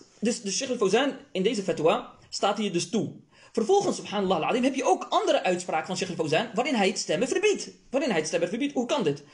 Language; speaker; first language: Dutch; early bilingual, other home language; Arabic